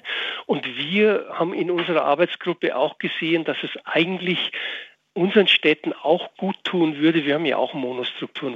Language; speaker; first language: German; native; German